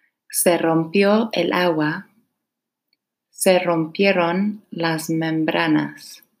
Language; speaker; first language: Spanish; non-native, fluent; English